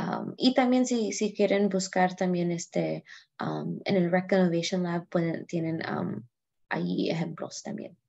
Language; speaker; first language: Spanish; early bilingual, heritage; Spanish